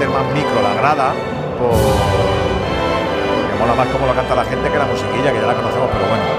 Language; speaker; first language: Spanish; native; Spanish